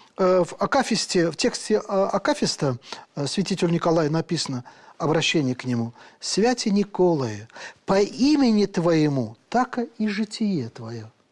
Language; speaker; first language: Russian; native; Russian